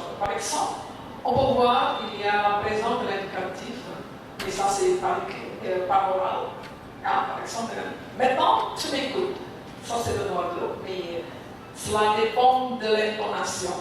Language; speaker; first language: French; non-native, fluent; Indonesian